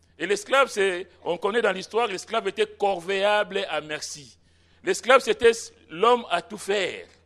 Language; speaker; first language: French; non-native, local second language; Lingala